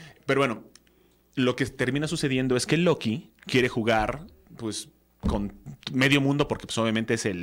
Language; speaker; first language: Spanish; native; Spanish